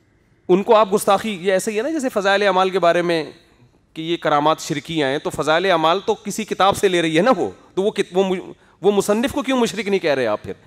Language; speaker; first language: Urdu; native; Urdu